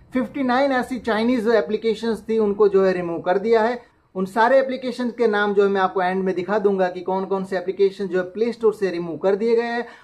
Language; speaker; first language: Hindi; native; Hindi